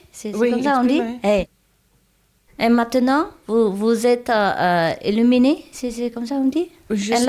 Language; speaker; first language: French; non-native, learner; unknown